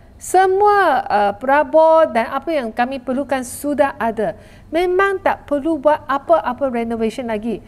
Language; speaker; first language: Malay; non-native, local second language; Chinese